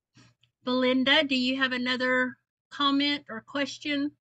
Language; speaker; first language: English; native; English